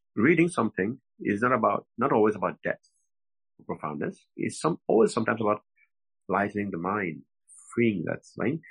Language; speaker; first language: English; non-native, fluent; French